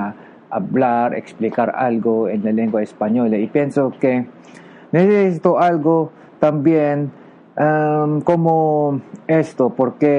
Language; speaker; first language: Spanish; non-native, learner; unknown